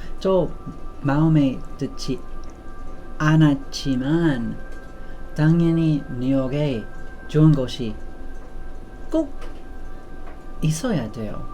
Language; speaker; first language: Korean; non-native, learner; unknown